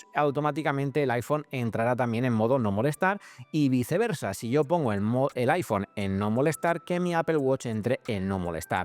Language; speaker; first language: Spanish; native; Spanish